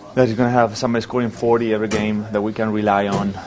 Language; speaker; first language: English; non-native, fluent; Spanish